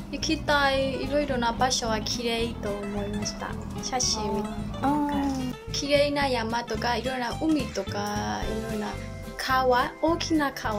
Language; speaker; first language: Japanese; non-native, learner; Burmese